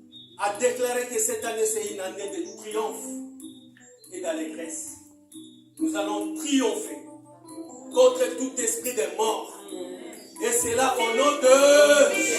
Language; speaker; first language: French; non-native, local second language; Lingala